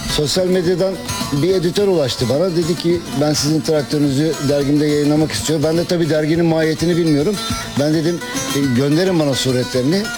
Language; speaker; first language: Turkish; native; Turkish